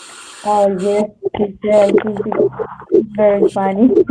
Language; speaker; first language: English; non-native, learner; Spanish